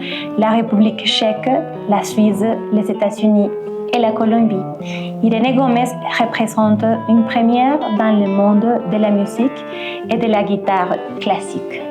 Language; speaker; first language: French; non-native, fluent; Spanish